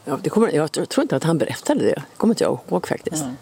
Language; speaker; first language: Swedish; native; Swedish